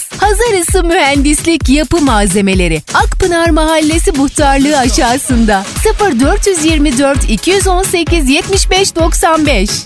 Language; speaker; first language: Turkish; native; Turkish